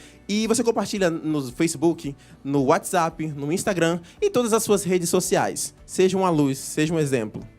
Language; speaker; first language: Portuguese; native; Portuguese